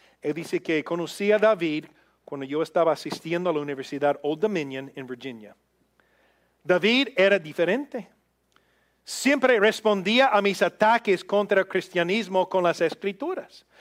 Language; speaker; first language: Spanish; non-native, fluent; English